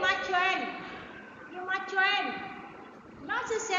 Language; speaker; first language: English; non-native, learner; Vietnamese